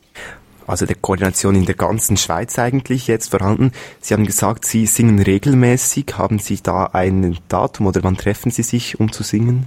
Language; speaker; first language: German; native; German